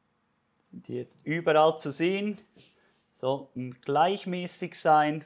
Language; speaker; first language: German; native; German